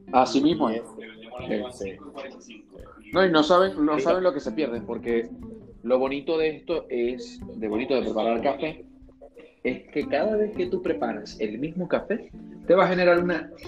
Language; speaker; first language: Spanish; native; Spanish